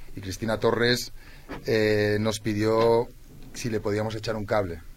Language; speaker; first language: Spanish; native; Spanish